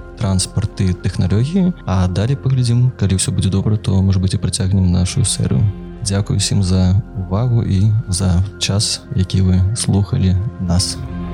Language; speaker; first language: Belarusian; non-native, local second language; Russian